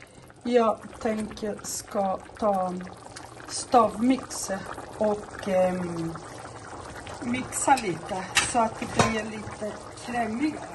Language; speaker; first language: Swedish; non-native, learner; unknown